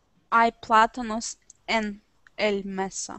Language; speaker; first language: Spanish; non-native, learner; Russian